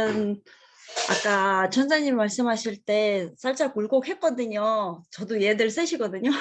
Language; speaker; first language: Korean; non-native, fluent; Russian